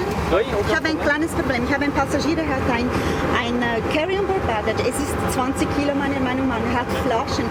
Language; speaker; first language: German; non-native, learner; French